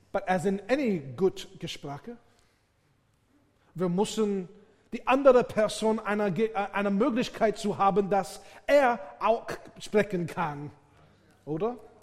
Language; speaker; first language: German; non-native, learner; English